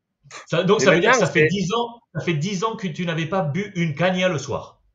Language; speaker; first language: French; native; French